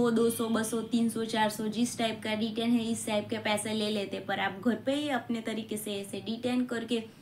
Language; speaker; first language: Hindi; non-native, local second language; Gujarati